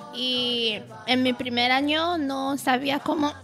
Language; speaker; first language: Spanish; non-native, learner; Haitian Creole